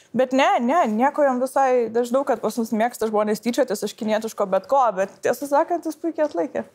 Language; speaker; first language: Lithuanian; native; Lithuanian